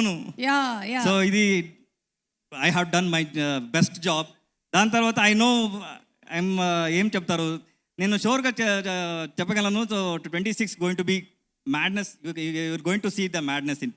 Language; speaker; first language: Telugu; non-native, learner; Kannada